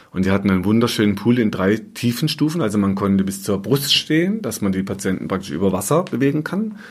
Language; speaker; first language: German; native; German